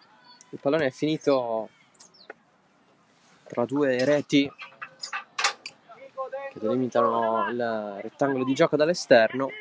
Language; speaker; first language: Italian; native; Italian